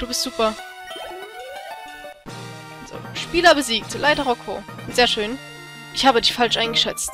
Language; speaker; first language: German; native; German